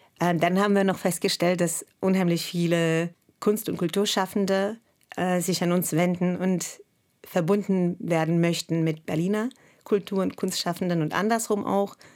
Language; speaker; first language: German; non-native, fluent; Russian